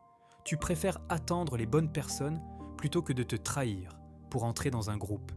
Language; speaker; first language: French; native; French